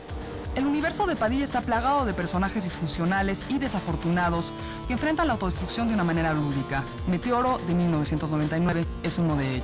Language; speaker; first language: Spanish; native; Spanish